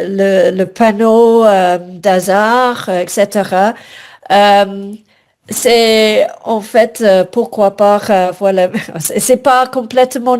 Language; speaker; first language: French; non-native, fluent; English